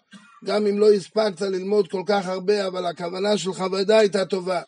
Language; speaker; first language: Hebrew; non-native, fluent; French